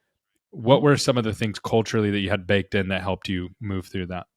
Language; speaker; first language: English; native; English